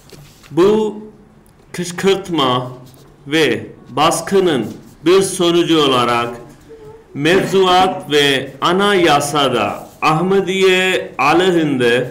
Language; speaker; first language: Turkish; non-native, learner; Urdu